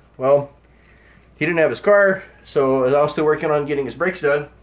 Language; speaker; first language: English; early bilingual, other home language; Czech